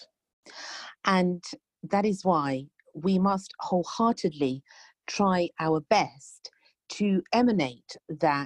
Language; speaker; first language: English; native; English